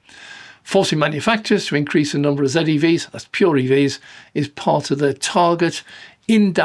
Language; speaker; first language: English; native; English